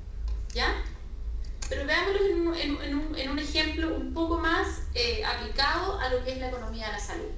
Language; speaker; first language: Spanish; native; Spanish